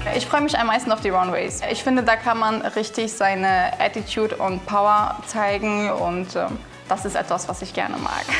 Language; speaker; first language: German; early bilingual, other home language; Albanian